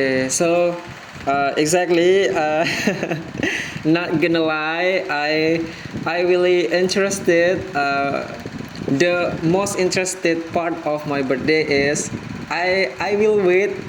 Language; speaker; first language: English; non-native, learner; Indonesian